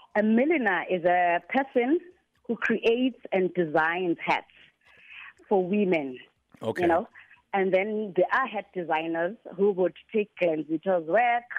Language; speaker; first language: English; non-native, local second language; Xhosa